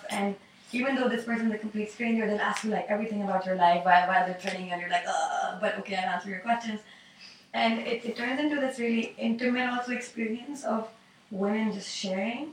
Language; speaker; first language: English; non-native, local second language; Urdu